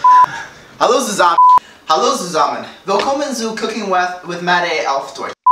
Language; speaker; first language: German; non-native, learner; English